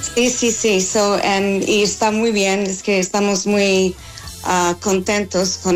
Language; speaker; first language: Spanish; non-native, fluent; English